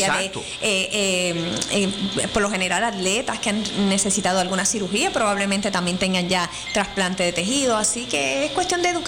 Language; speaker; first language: Spanish; native; Spanish